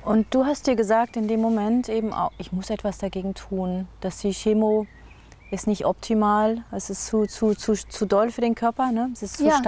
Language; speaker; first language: German; native; German